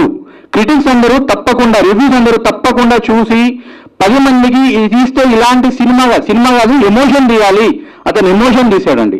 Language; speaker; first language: Telugu; native; Telugu